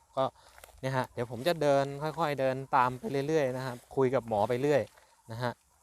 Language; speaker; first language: Thai; native; Thai